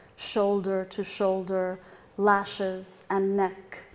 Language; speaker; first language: English; non-native, fluent; Persian